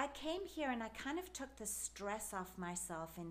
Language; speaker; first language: English; native; English